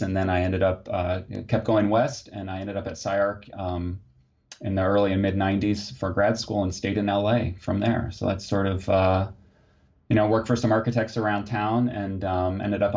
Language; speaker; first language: English; native; English